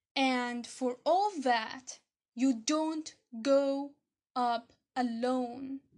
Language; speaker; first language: English; non-native, fluent; Arabic